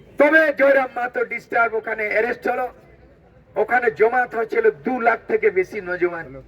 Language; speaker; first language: Bangla; non-native, local second language; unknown